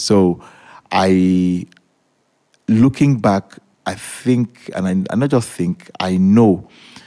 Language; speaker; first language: English; non-native, local second language; Yoruba